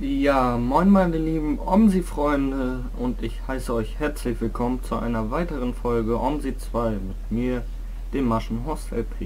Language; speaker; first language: German; native; German